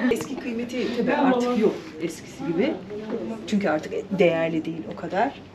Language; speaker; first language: Turkish; native; Turkish